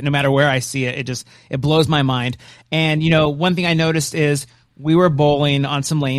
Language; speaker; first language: English; native; English